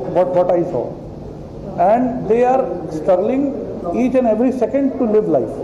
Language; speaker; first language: English; non-native, local second language; Hindi